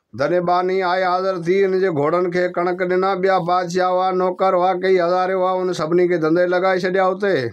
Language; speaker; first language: Sindhi; non-native, local second language; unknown